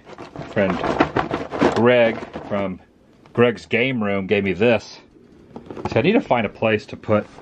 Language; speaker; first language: English; native; English